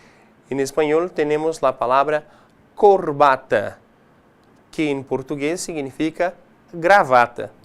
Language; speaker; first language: Spanish; non-native, fluent; Portuguese